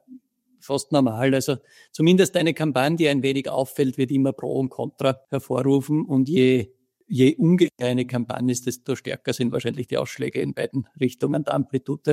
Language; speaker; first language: German; native; German